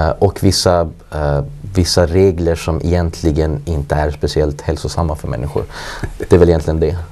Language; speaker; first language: Swedish; early bilingual, other home language; Persian